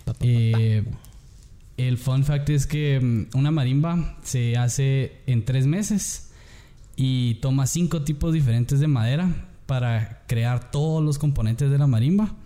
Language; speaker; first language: Spanish; native; Spanish